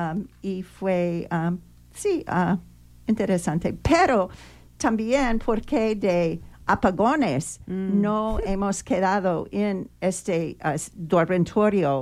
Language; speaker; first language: Spanish; non-native, learner; English